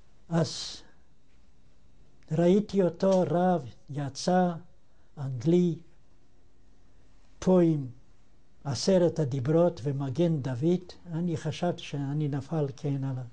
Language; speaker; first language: Hebrew; non-native, fluent; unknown